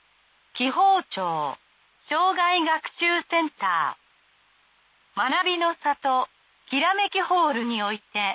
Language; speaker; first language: Japanese; native; Japanese